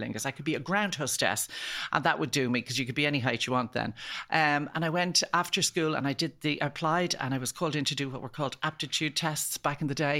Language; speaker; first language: English; native; English